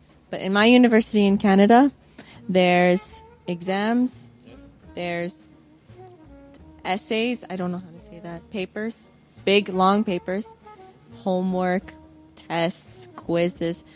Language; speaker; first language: English; native; English